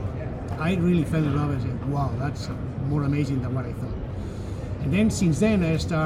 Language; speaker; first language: English; non-native, fluent; Spanish